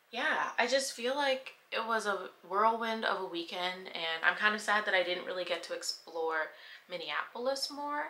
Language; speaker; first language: English; native; English